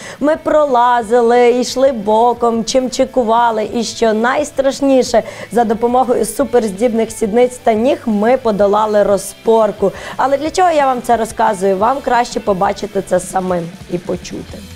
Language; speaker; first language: Ukrainian; native; Ukrainian